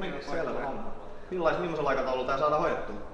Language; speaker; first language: Finnish; native; Finnish